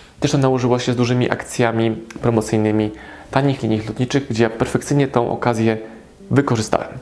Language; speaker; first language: Polish; native; Polish